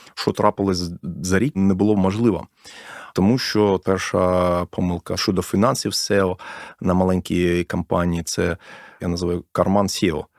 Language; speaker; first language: Ukrainian; non-native, local second language; Russian